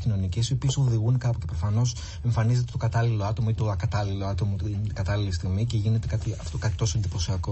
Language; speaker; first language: Greek; native; Greek